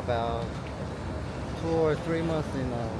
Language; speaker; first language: English; non-native, learner; Korean